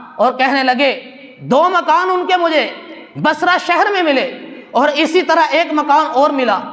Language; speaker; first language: Urdu; non-native, local second language; Punjabi